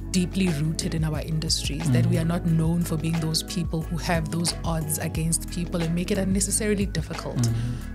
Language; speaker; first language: English; non-native, local second language; Zulu